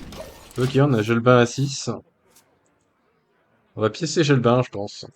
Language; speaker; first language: French; native; French